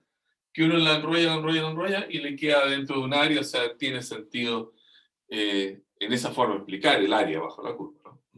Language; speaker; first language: Spanish; native; Spanish